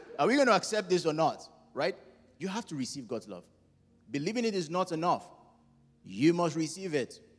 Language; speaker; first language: English; non-native, local second language; Yoruba